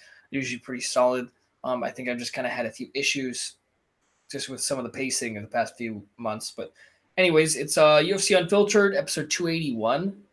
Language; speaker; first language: English; native; English